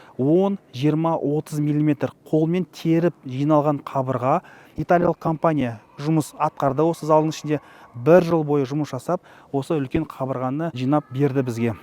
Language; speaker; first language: Kazakh; native; Kazakh